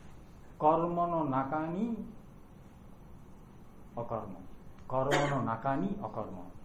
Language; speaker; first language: Japanese; non-native, learner; Bangla